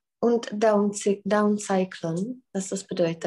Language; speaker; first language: German; non-native, fluent; Czech